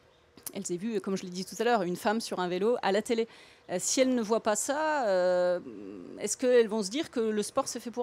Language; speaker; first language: French; native; French